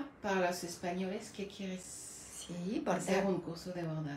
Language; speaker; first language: Spanish; non-native, learner; French